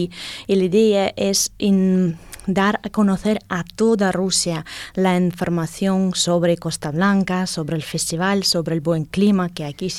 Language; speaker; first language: Spanish; non-native, fluent; Russian